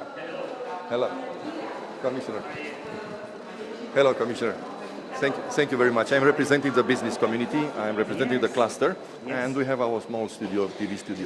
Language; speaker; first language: English; non-native, fluent; Romanian